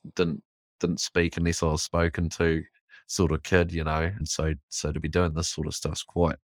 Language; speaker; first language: English; native; English